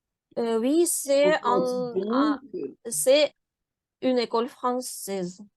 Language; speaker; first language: French; non-native, learner; Ukrainian